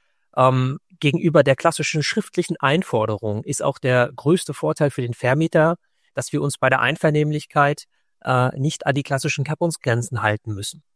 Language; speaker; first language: German; native; German